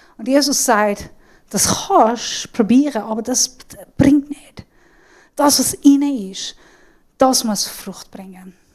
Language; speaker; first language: German; non-native, fluent; Persian